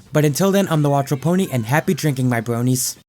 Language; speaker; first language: English; native; English